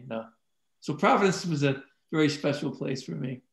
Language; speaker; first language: English; early bilingual, other home language; Italian